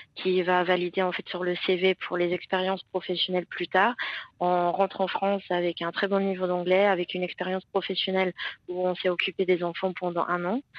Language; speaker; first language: French; non-native, fluent; English